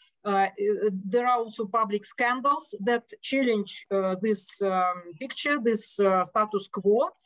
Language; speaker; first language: English; non-native, fluent; Russian